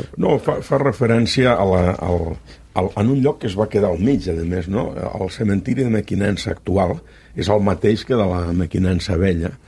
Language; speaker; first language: Catalan; native; Catalan